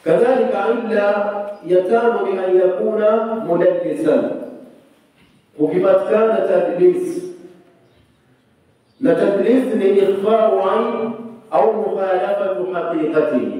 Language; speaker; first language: Arabic; non-native, fluent; Swahili